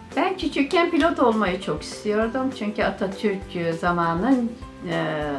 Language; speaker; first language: Turkish; native; Turkish